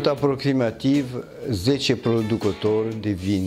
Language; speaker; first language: Romanian; early bilingual, heritage; French